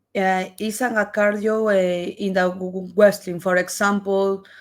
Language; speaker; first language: English; non-native, learner; Spanish